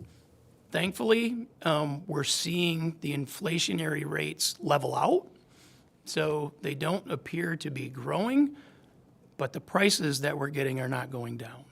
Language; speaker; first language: English; native; English